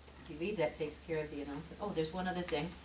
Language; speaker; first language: English; native; English